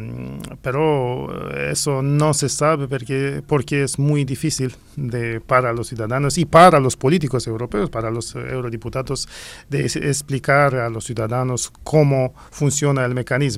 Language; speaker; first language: Spanish; non-native, fluent; Romanian